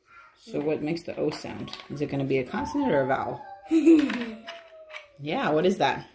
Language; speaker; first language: English; native; English